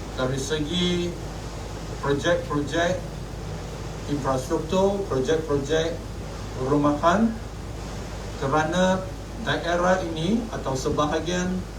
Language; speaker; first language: Malay; non-native, local second language; Chinese